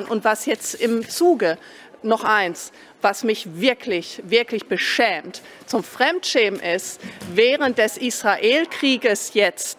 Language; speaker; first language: German; native; German